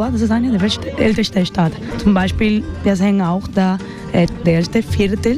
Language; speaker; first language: German; non-native, learner; Spanish